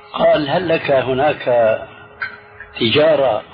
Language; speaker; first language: Arabic; early bilingual, other home language; Albanian